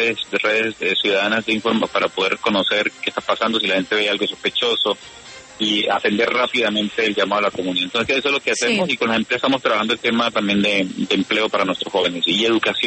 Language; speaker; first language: Spanish; native; Spanish